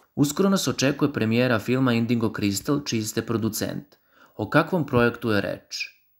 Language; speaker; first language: Serbian; native; Serbian